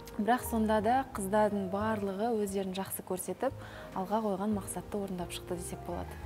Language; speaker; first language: Kazakh; native; Kazakh